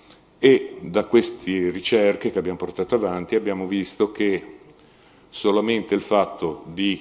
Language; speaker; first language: Italian; native; Italian